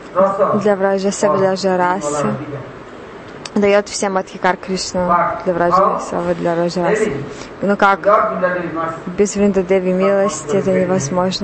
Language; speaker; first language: Russian; non-native, learner; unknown